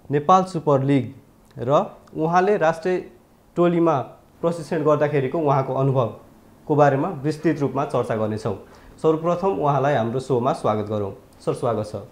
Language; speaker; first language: Nepali; native; Nepali